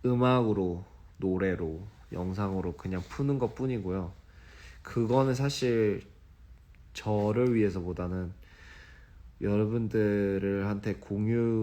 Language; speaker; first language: Korean; early bilingual, heritage; English